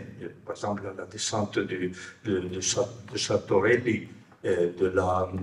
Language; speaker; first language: French; non-native, fluent; Italian